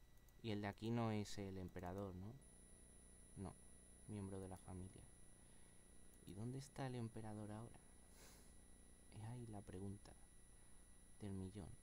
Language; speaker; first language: Spanish; native; Spanish